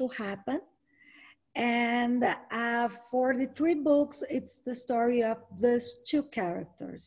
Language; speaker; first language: English; non-native, fluent; Portuguese